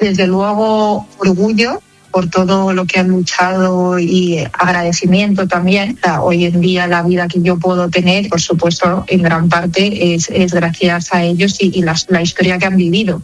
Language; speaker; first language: Spanish; native; Spanish